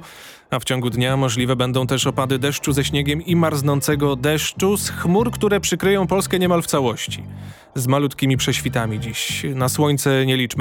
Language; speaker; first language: Polish; native; Polish